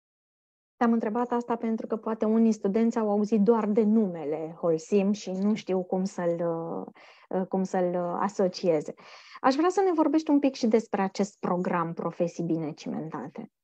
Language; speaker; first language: Romanian; native; Romanian